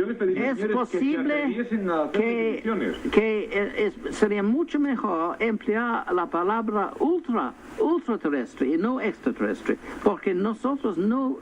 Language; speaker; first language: Spanish; non-native, fluent; English